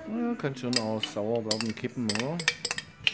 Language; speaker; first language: German; native; German